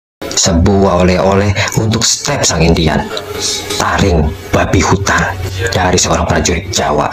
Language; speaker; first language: Indonesian; native; Indonesian